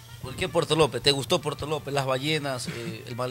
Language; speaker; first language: Spanish; native; Spanish